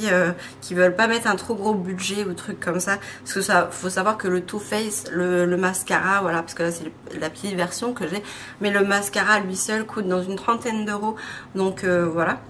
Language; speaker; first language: French; native; French